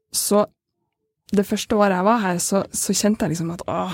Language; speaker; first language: Norwegian; native; Norwegian